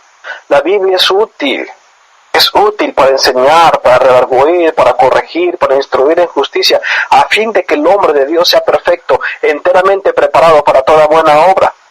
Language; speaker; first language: Spanish; native; Spanish